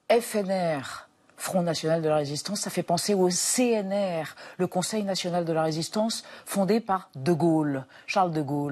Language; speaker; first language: French; native; French